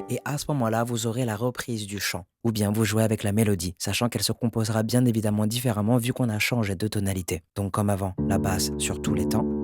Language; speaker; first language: French; native; French